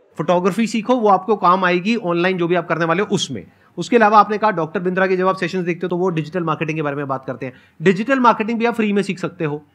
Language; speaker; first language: Hindi; native; Hindi